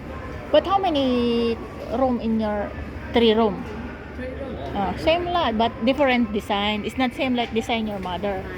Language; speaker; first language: English; non-native, learner; Filipino